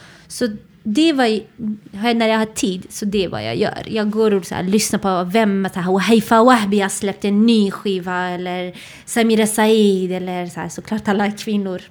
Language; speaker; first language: Swedish; non-native, fluent; Central Kurdish